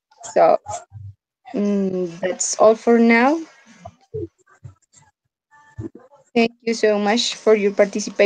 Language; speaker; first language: English; non-native, fluent; Spanish